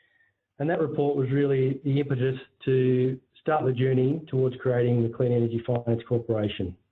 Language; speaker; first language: English; native; English